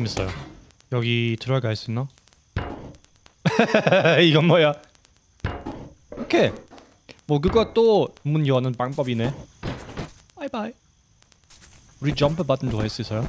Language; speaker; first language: Korean; non-native, fluent; German